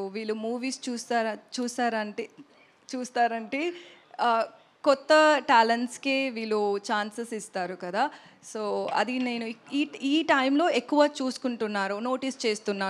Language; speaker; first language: Telugu; non-native, learner; Tamil